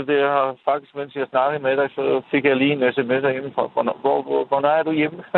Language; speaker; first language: Danish; non-native, fluent; Polish